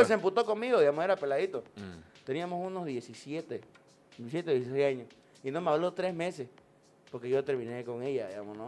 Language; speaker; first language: Spanish; native; Spanish